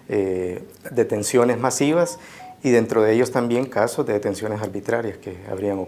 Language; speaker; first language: Spanish; native; Spanish